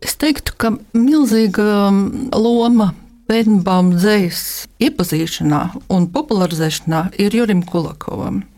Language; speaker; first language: Latvian; native; Latvian